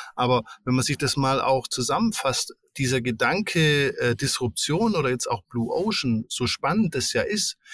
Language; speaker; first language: German; native; German